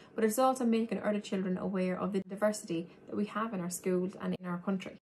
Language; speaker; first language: English; native; English